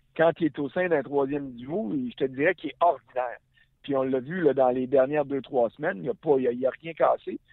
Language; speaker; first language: French; native; French